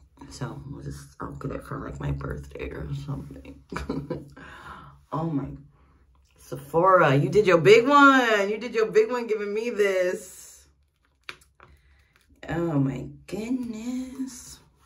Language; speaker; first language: English; native; English